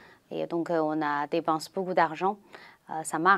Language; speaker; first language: French; non-native, learner; Chinese